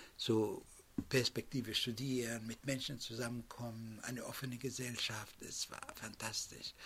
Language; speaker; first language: German; non-native, fluent; Arabic